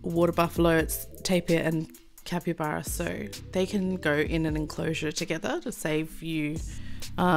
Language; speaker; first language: English; native; English